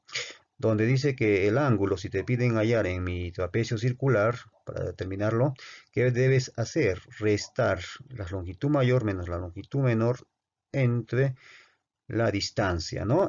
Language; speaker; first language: Spanish; native; Spanish